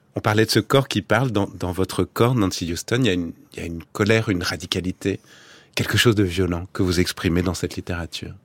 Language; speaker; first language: French; native; French